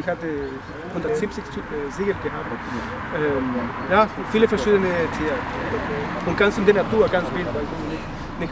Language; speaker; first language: German; non-native, learner; Spanish